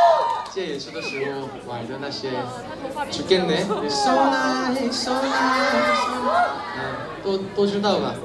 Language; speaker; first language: Chinese; non-native, fluent; Korean